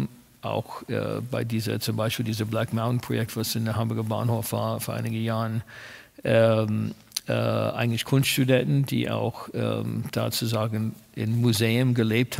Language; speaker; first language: German; non-native, fluent; English